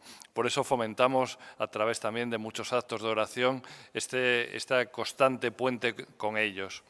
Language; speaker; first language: Spanish; native; Spanish